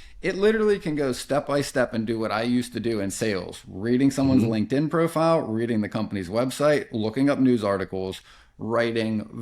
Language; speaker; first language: English; native; English